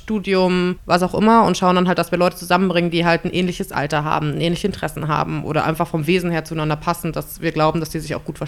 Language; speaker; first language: German; native; German